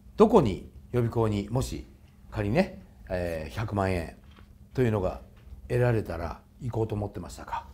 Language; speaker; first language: Japanese; native; Japanese